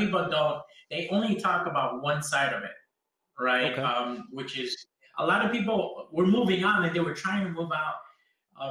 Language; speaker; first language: English; early bilingual, other home language; Spanish